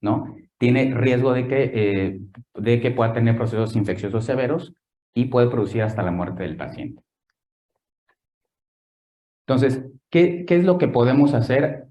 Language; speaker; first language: Spanish; native; Spanish